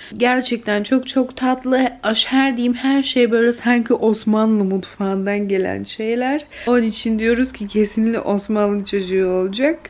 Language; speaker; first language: Turkish; early bilingual, heritage; Turkish